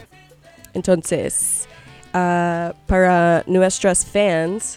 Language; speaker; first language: Spanish; non-native, learner; English